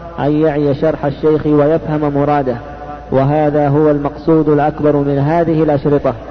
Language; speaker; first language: Arabic; native; Arabic